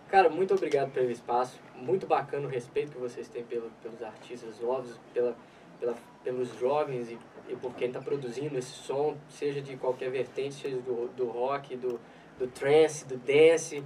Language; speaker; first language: Portuguese; native; Portuguese